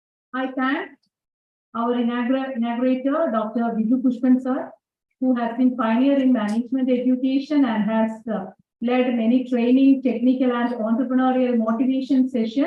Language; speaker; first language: English; non-native, local second language; Malayalam